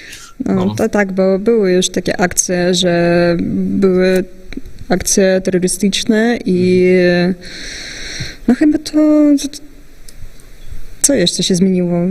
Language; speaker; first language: Polish; non-native, fluent; Russian